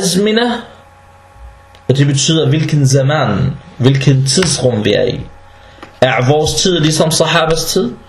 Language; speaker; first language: Danish; early bilingual, other home language; Arabic